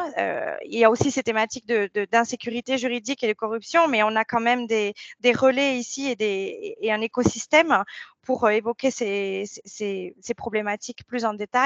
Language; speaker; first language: French; native; French